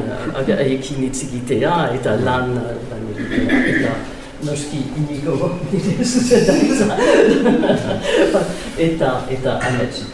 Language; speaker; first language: Basque; non-native, learner; English